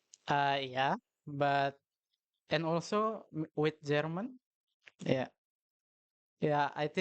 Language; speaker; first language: English; non-native, learner; Indonesian